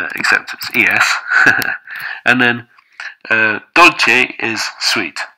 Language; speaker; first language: English; native; English